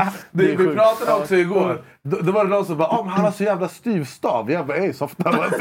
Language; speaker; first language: Swedish; native; Swedish